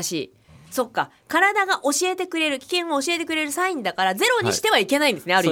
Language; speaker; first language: Japanese; native; Japanese